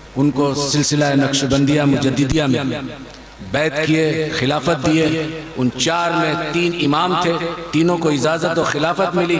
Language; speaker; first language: Hindi; non-native, fluent; Chinese